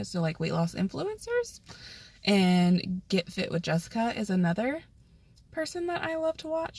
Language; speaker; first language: English; native; English